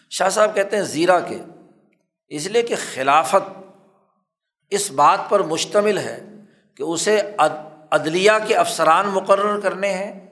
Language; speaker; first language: Urdu; non-native, local second language; Punjabi